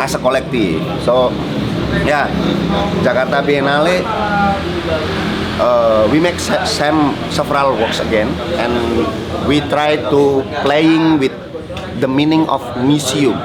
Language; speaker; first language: English; non-native, learner; Indonesian